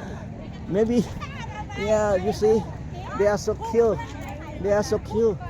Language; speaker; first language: English; non-native, learner; Thai